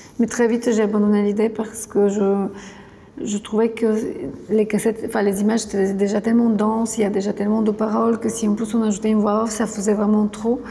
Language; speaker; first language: French; non-native, fluent; Bulgarian